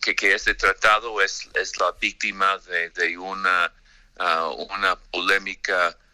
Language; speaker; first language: Spanish; non-native, fluent; English